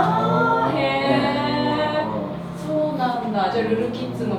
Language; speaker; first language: Japanese; native; Japanese